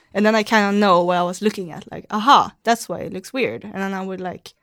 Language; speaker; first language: English; non-native, fluent; Swedish